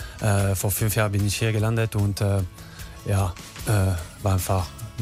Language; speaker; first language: German; non-native, learner; French